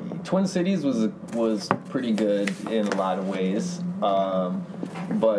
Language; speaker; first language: English; native; English